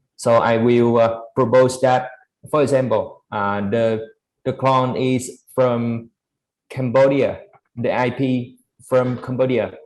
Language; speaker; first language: English; non-native, learner; Vietnamese